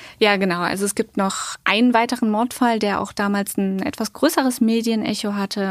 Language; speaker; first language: German; native; German